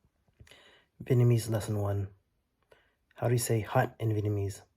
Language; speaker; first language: English; early bilingual, other home language; Vietnamese